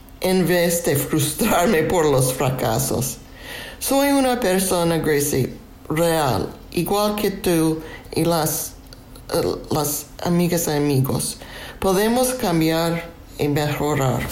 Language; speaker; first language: Spanish; non-native, learner; English